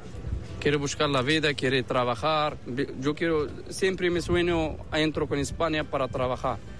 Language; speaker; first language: Spanish; non-native, learner; Arabic